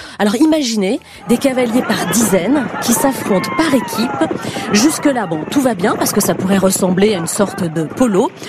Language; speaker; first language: French; native; French